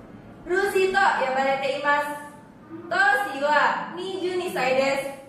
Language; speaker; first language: Japanese; non-native, learner; Indonesian